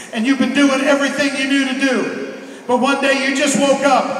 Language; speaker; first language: English; native; English